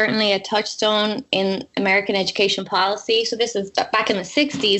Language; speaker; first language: English; native; English